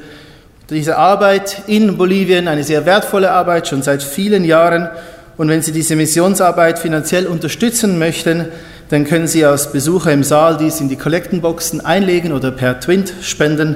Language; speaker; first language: German; native; German